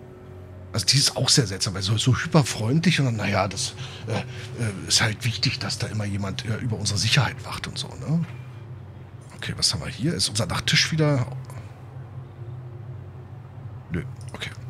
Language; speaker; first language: German; native; German